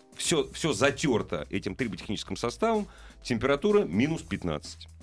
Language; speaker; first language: Russian; native; Russian